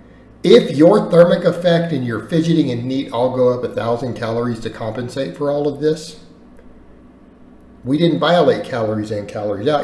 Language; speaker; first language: English; native; English